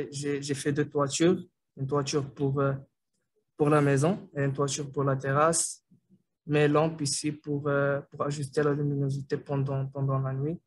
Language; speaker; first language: French; non-native, local second language; Arabic